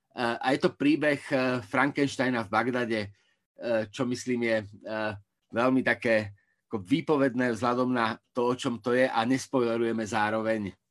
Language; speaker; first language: Slovak; native; Slovak